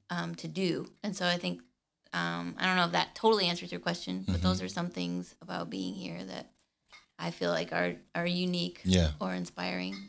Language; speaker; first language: English; native; English